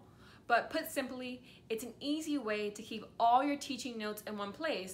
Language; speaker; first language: English; native; English